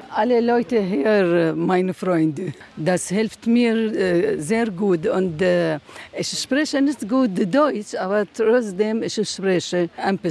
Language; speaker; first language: German; non-native, learner; Arabic